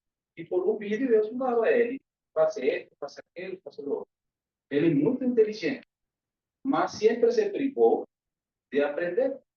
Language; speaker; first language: Portuguese; non-native, learner; Spanish